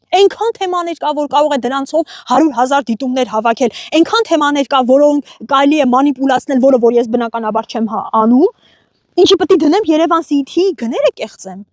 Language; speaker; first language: Armenian; native; Armenian